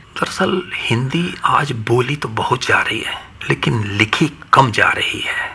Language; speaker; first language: Hindi; non-native, local second language; Punjabi